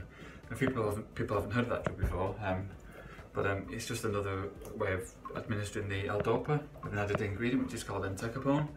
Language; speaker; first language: English; native; English